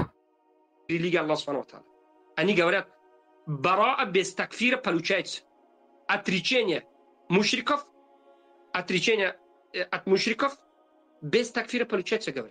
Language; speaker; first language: Russian; non-native, fluent; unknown